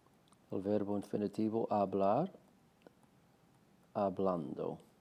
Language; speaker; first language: Spanish; non-native, fluent; English